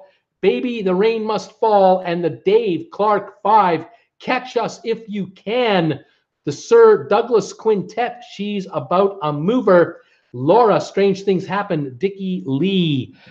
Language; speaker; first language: English; native; English